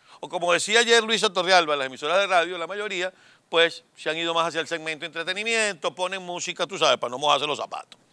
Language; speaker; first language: Spanish; native; Spanish